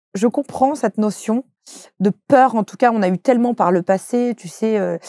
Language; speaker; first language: French; native; French